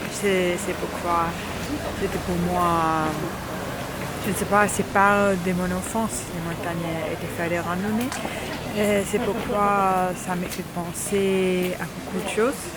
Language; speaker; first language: French; non-native, learner; German